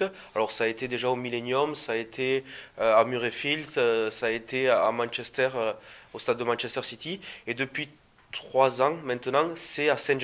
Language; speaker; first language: French; native; French